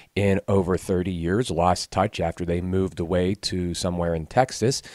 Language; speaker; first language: English; native; English